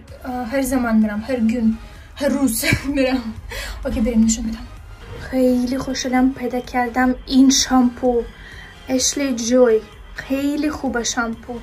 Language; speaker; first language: Persian; non-native, learner; Turkish